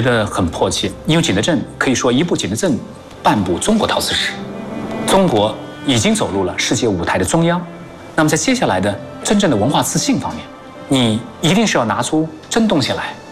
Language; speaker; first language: Chinese; native; Chinese